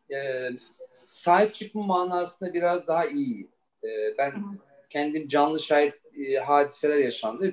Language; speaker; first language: Turkish; early bilingual, heritage; Turkish